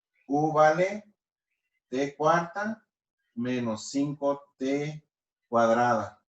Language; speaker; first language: Spanish; native; Spanish